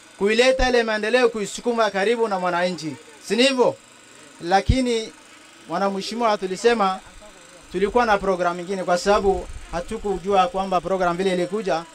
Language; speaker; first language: Swahili; non-native, local second language; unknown